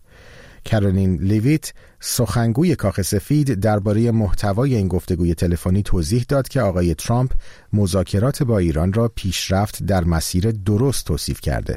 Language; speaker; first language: Persian; native; Persian